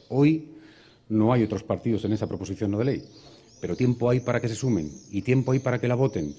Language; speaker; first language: Spanish; native; Spanish